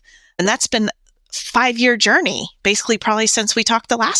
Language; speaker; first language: English; native; English